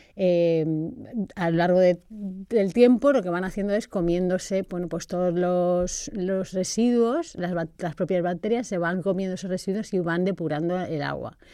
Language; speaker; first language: Spanish; native; Spanish